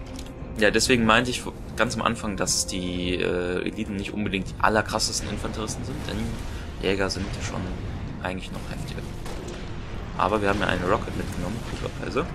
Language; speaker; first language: German; native; German